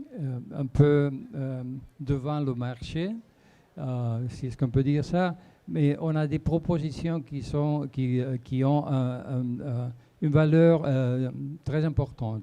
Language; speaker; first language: French; non-native, fluent; Spanish